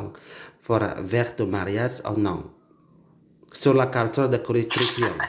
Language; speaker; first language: French; non-native, learner; Indonesian